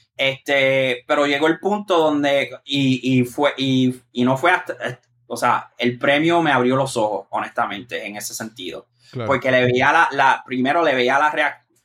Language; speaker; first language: Spanish; native; Spanish